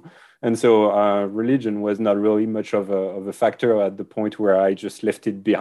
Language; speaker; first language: English; non-native, fluent; French